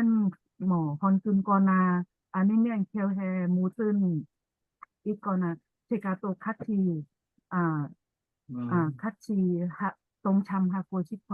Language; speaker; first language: Korean; non-native, learner; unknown